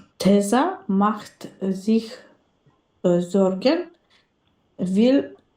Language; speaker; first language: German; non-native, learner; Macedonian